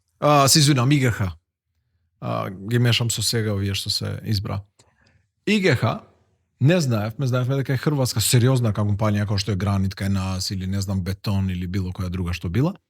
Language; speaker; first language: Macedonian; non-native, local second language; Albanian